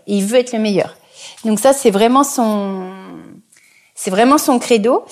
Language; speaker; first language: French; native; French